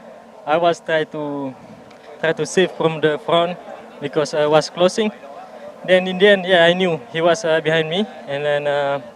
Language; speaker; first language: English; non-native, learner; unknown